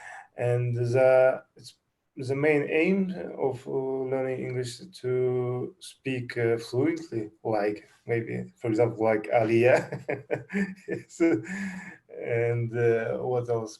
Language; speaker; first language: English; non-native, learner; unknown